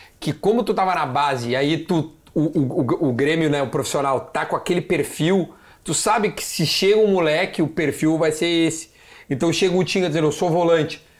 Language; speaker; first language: Portuguese; native; Portuguese